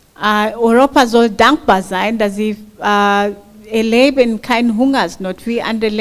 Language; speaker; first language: German; non-native, fluent; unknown